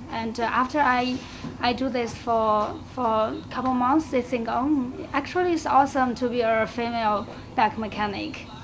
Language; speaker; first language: English; non-native, learner; Chinese